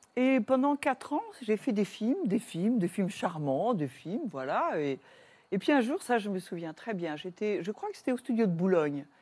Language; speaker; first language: French; native; French